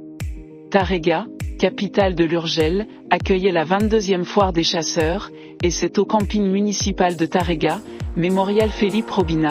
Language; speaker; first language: French; native; French